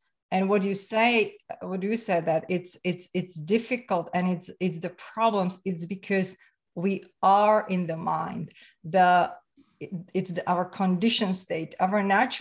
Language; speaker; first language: English; non-native, fluent; Slovak